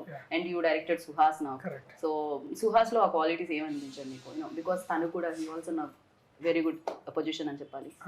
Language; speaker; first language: Telugu; native; Telugu